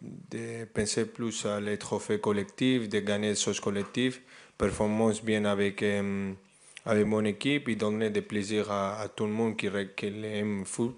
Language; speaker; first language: French; non-native, fluent; Spanish